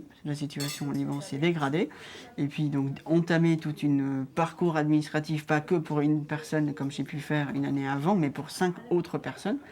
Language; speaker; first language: French; non-native, fluent; Arabic